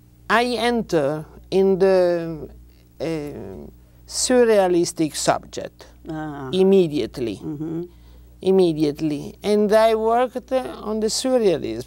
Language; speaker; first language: English; non-native, learner; Italian